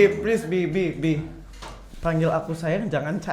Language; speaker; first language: Indonesian; native; Indonesian